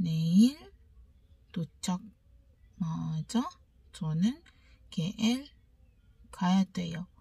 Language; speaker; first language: Korean; non-native, learner; Malay